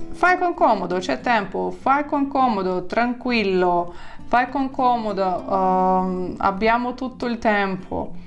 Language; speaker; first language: Italian; non-native, fluent; Ukrainian